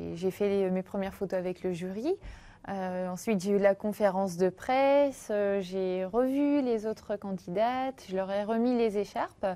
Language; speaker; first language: French; native; French